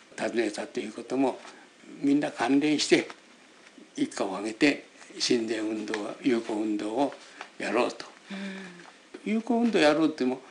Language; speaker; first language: Japanese; native; Japanese